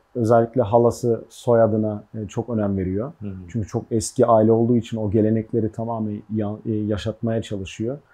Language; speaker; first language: Turkish; early bilingual, heritage; Turkish